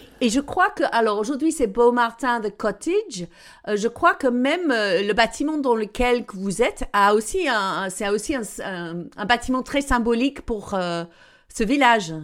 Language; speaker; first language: French; non-native, fluent; English